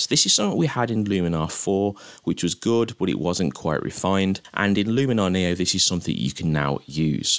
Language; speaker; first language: English; native; English